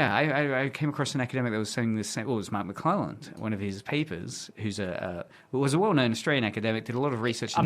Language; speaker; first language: English; native; English